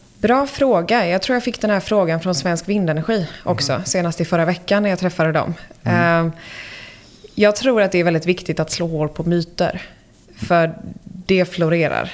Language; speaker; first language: Swedish; native; Swedish